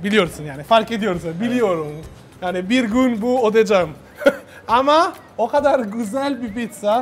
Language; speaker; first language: Turkish; non-native, learner; Italian